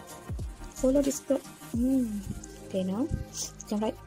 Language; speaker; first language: English; non-native, local second language; Malay